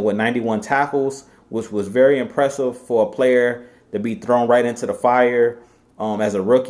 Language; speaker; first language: English; native; English